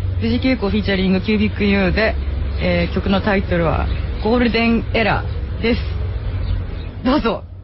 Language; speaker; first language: Japanese; early bilingual, heritage; Japanese